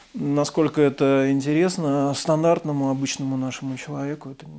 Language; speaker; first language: Russian; native; Russian